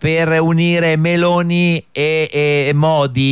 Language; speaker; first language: Italian; native; Italian